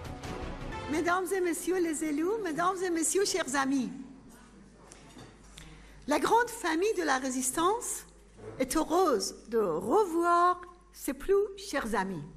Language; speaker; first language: French; non-native, fluent; Persian